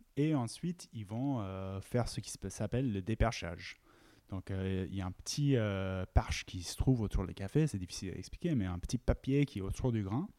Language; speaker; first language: French; non-native, fluent; English